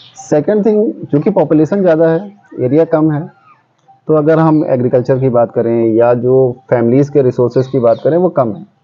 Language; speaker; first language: Hindi; native; Hindi